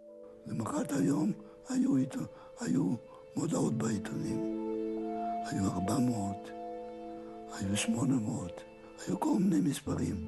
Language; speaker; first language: Hebrew; non-native, fluent; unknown